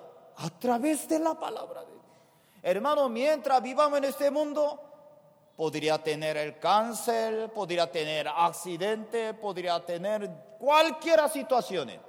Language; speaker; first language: Spanish; non-native, fluent; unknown